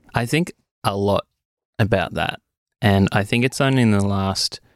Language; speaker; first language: English; native; English